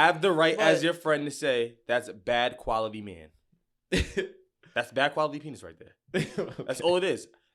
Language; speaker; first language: English; native; English